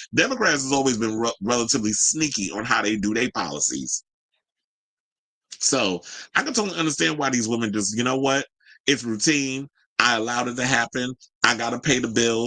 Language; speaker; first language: English; native; English